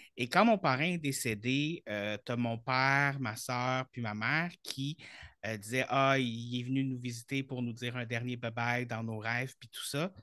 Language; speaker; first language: French; native; French